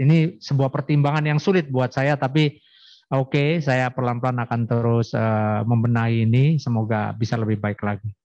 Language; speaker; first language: Indonesian; native; Indonesian